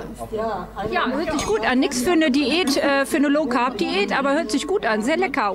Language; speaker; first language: German; native; German